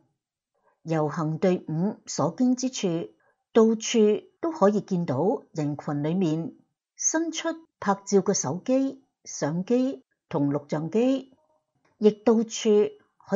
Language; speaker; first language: Chinese; non-native, local second language; Cantonese